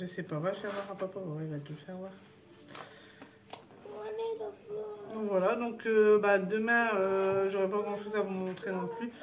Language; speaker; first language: French; native; French